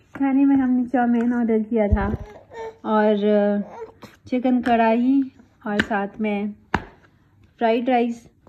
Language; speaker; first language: Urdu; native; Urdu